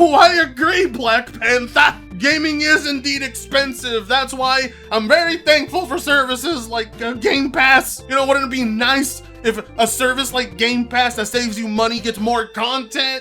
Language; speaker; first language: English; native; English